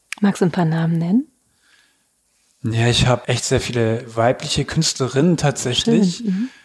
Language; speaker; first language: German; native; German